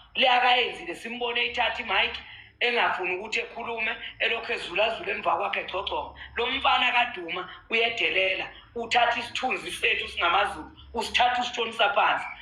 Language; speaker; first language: Zulu; native; Zulu